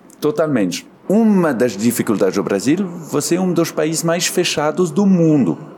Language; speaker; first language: Portuguese; non-native, fluent; French